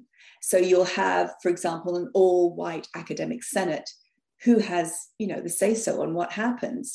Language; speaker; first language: English; native; English